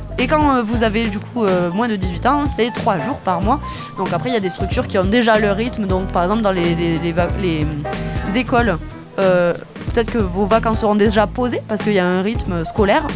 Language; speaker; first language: French; native; French